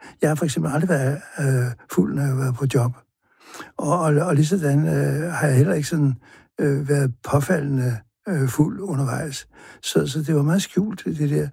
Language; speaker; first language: Danish; native; Danish